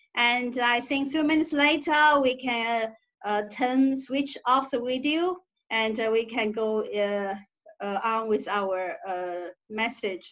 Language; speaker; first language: English; non-native, learner; Chinese